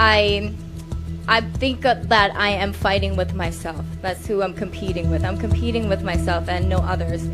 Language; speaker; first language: English; non-native, fluent; Thai